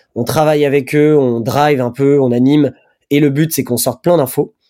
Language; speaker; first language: French; native; French